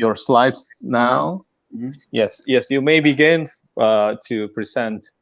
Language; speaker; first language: English; non-native, fluent; Indonesian